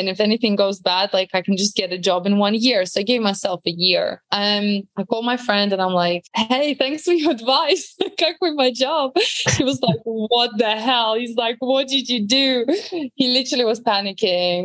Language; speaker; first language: English; non-native, fluent; Latvian